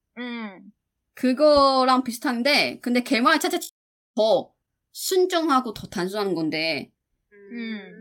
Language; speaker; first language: Korean; non-native, fluent; Chinese